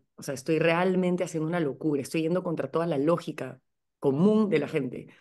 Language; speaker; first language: Spanish; native; Spanish